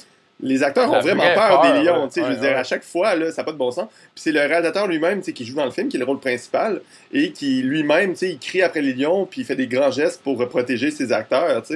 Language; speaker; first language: French; native; French